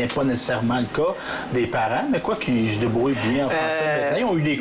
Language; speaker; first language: French; native; French